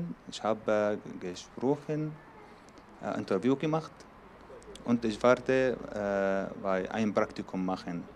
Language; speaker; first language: German; non-native, learner; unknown